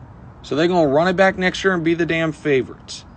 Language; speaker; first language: English; native; English